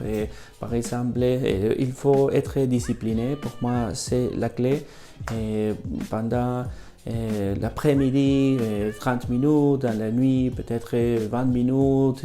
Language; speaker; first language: French; non-native, fluent; Spanish